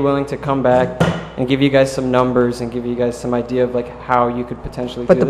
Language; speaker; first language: English; native; English